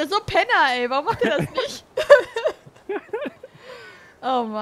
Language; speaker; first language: German; native; German